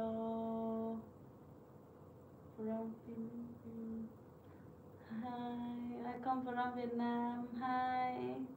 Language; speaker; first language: English; non-native, learner; Vietnamese